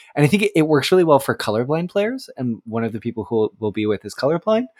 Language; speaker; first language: English; native; English